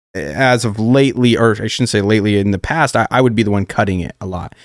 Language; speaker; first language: English; native; English